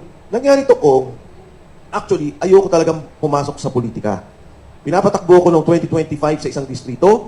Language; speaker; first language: Filipino; native; Filipino